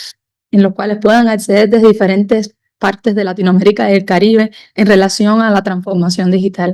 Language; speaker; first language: Spanish; native; Spanish